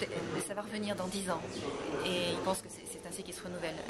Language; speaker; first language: French; native; French